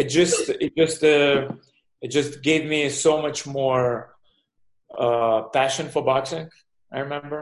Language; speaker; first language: English; non-native, fluent; Russian